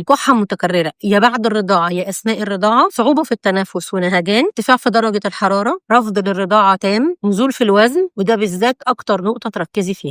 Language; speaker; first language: Arabic; native; Arabic